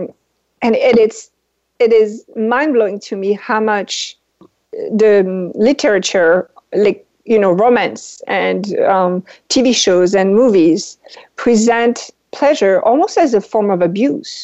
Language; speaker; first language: English; non-native, fluent; French